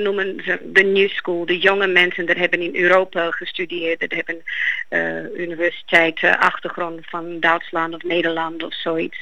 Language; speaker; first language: Dutch; non-native, fluent; Greek